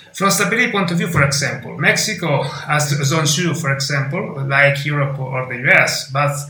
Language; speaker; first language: English; non-native, fluent; Italian